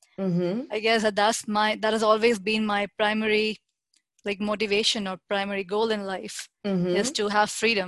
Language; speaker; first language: English; non-native, local second language; Hindi